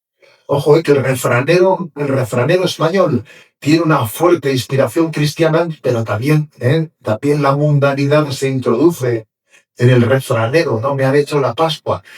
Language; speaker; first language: Spanish; native; Spanish